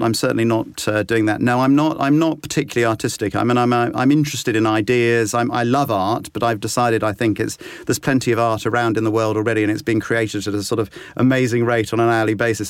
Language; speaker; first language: English; native; English